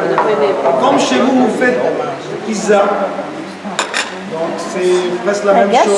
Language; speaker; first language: French; non-native, fluent; Hindi